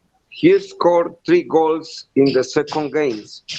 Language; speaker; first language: English; non-native, learner; Spanish